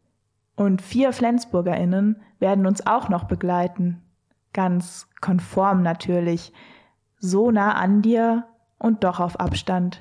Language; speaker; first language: German; native; German